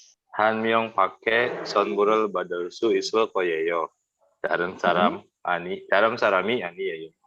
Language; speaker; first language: Korean; non-native, learner; Indonesian